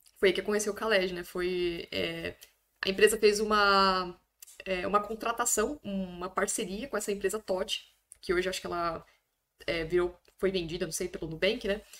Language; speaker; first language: Portuguese; native; Portuguese